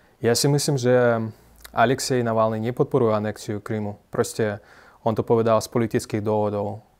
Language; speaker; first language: Slovak; non-native, fluent; Russian